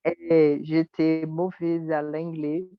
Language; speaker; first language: French; non-native, learner; Spanish